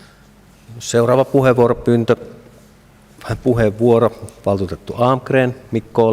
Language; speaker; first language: Finnish; native; Finnish